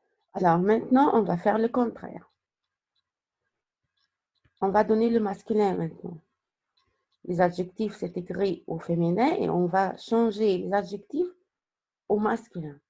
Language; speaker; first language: French; non-native, fluent; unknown